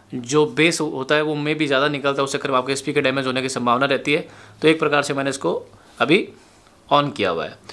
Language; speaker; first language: Hindi; native; Hindi